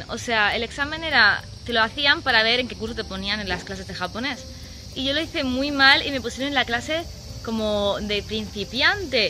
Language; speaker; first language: Spanish; native; Spanish